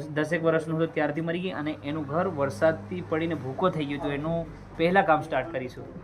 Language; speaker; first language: Gujarati; non-native, local second language; Bhili